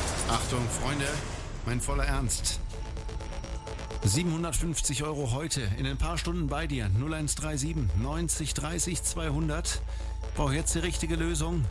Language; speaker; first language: German; native; German